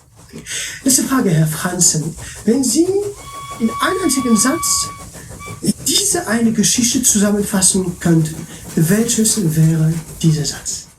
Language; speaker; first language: German; non-native, local second language; French